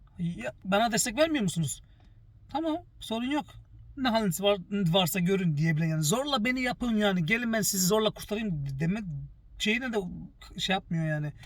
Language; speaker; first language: Turkish; early bilingual, heritage; Turkish